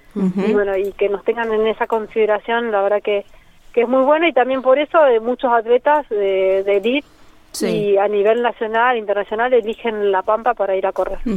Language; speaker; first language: Spanish; native; Spanish